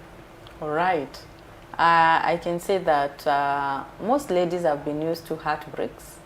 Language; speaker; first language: English; non-native, local second language; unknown